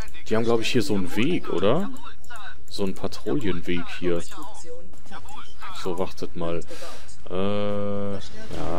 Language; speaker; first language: German; native; German